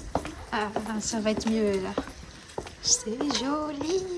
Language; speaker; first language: French; native; French